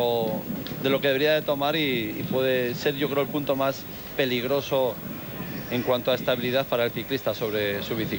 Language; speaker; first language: Spanish; native; Spanish